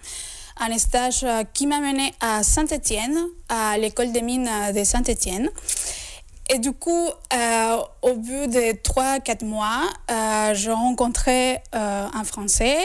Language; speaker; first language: French; non-native, fluent; Spanish